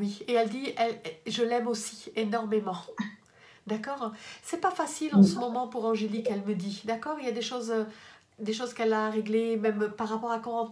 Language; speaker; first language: French; native; French